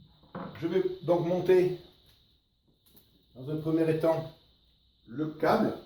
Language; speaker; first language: French; native; French